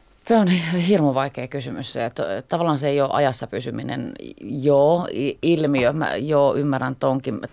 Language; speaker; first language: Finnish; native; Finnish